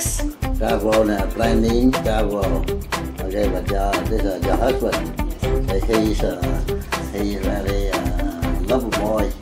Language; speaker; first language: English; non-native, learner; Vietnamese